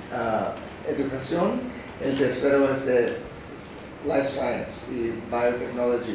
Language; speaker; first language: Spanish; non-native, learner; English